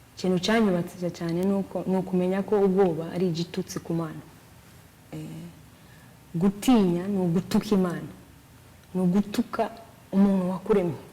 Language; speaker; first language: Kinyarwanda; early bilingual, heritage; Kinyarwanda